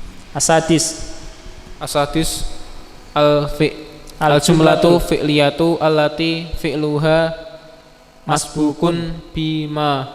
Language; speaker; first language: Arabic; non-native, fluent; Indonesian